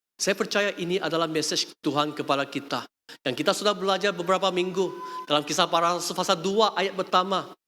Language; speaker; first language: Malay; non-native, local second language; Chinese